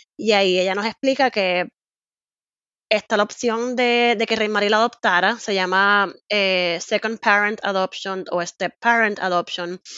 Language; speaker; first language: Spanish; native; Spanish